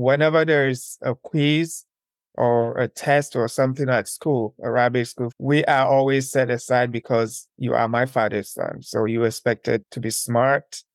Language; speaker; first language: English; non-native, local second language; Akan